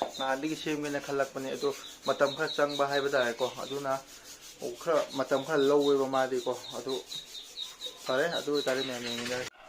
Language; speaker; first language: Manipuri; non-native, local second language; Rongmei Naga